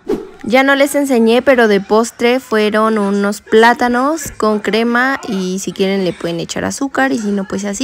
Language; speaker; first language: Spanish; native; Spanish